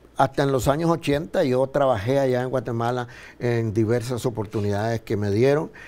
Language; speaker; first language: Spanish; native; Spanish